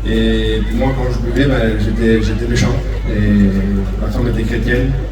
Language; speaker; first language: French; native; French